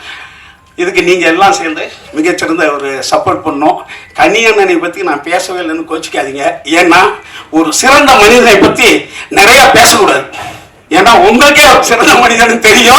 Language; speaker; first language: Tamil; native; Tamil